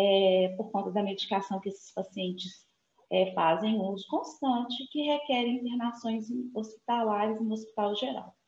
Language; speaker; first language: Portuguese; native; Portuguese